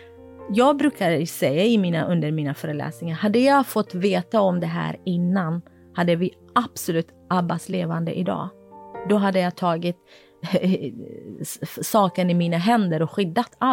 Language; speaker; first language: Swedish; non-native, fluent; Kurdish